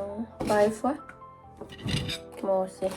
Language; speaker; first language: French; non-native, learner; Thai